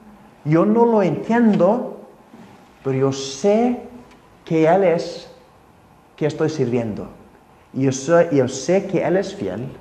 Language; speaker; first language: Spanish; non-native, fluent; Icelandic